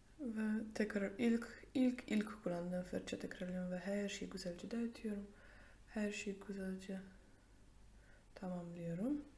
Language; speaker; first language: Turkish; non-native, fluent; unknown